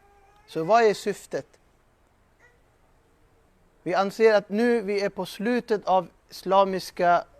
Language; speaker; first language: Swedish; non-native, fluent; Urdu